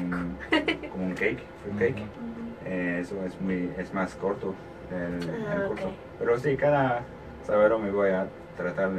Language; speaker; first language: Spanish; non-native, learner; French